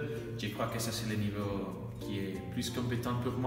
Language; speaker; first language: French; non-native, learner; Spanish